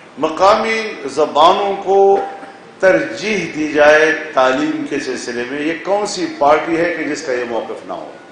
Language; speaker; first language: Urdu; non-native, local second language; Pashto